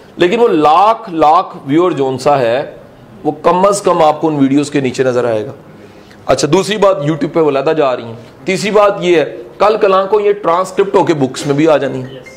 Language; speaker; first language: Urdu; non-native, local second language; Punjabi